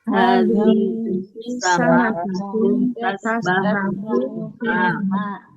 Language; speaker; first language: Arabic; non-native, learner; Indonesian